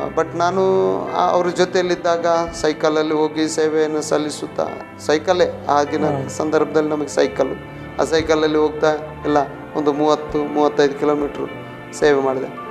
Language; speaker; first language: Kannada; native; Kannada